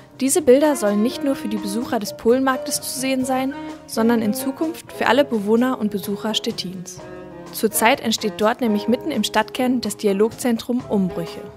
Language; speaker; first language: German; native; German